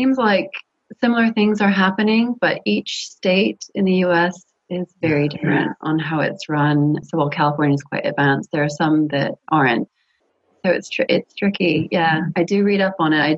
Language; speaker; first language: English; native; English